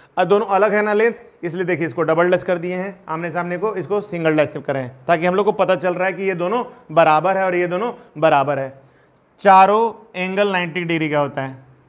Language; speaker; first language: Hindi; native; Hindi